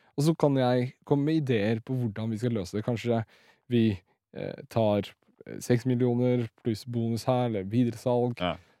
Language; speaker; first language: Norwegian; early bilingual, other home language; Riffian